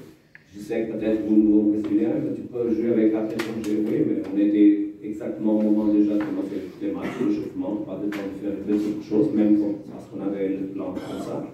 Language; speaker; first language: French; non-native, fluent; Portuguese